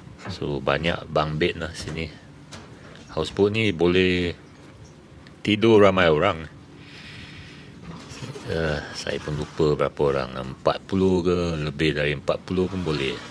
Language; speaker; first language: Malay; native; Malay